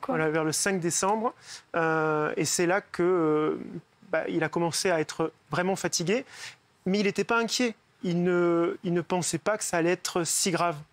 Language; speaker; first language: French; native; French